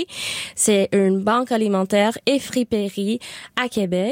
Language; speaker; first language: French; non-native, learner; English